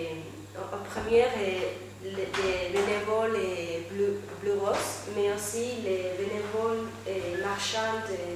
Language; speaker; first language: French; non-native, fluent; Spanish